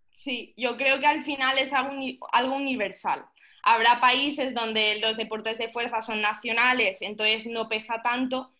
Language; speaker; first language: Spanish; early bilingual, heritage; Spanish